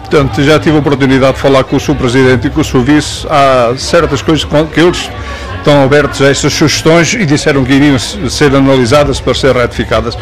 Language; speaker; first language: Portuguese; native; Portuguese